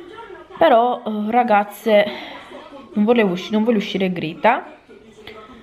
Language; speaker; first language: Italian; native; Italian